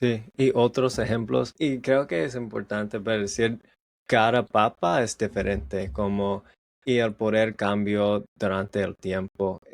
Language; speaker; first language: Spanish; non-native, learner; English